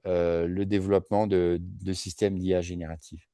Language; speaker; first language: French; native; French